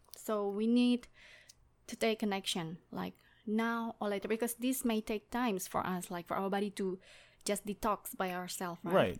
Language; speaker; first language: English; non-native, fluent; Indonesian